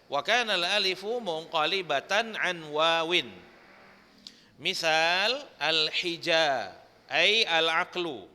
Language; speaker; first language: Arabic; non-native, fluent; Indonesian